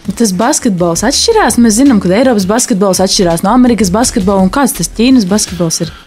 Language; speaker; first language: Latvian; native; Latvian